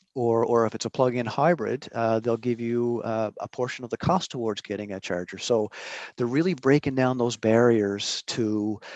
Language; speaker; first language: English; native; English